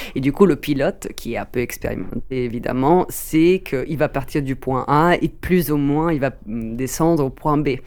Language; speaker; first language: French; non-native, fluent; Italian